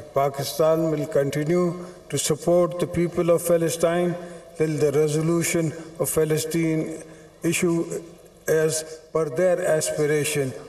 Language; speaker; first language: English; non-native, local second language; Sindhi